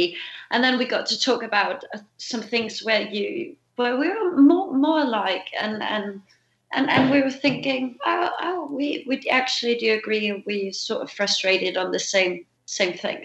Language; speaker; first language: English; non-native, fluent; Danish